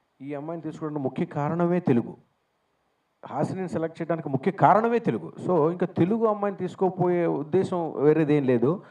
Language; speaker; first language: Telugu; native; Telugu